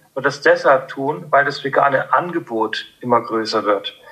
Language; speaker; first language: German; native; German